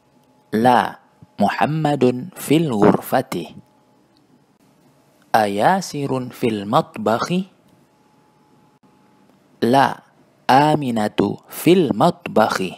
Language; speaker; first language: Arabic; non-native, fluent; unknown